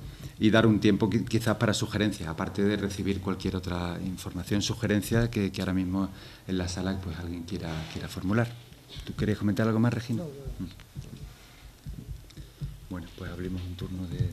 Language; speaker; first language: Spanish; native; Spanish